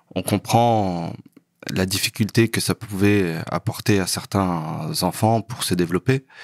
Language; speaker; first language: French; native; French